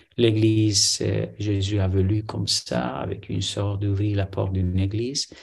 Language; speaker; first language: French; non-native, fluent; Romanian